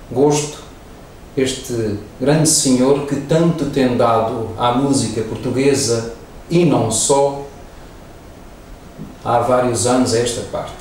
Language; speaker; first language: Portuguese; native; Portuguese